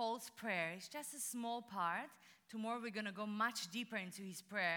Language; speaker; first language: English; non-native, fluent; Russian